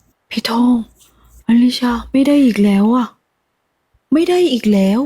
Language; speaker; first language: Thai; early bilingual, heritage; Thai